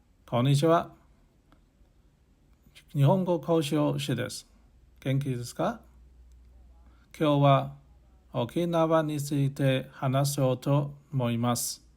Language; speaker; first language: Japanese; non-native, learner; English